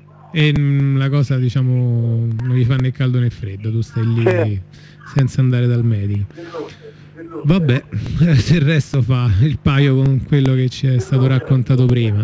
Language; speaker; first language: Italian; native; Italian